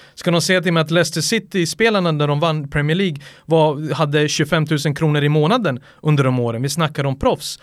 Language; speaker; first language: Swedish; early bilingual, other home language; Serbian